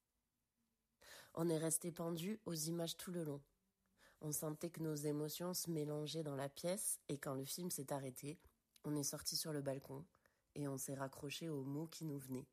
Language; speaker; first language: French; native; French